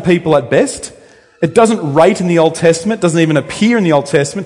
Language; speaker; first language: English; native; English